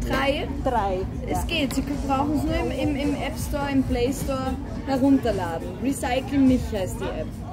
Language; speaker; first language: German; native; German